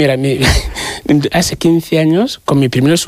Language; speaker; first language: Spanish; non-native, fluent; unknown